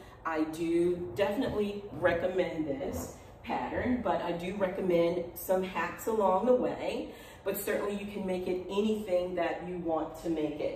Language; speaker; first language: English; native; English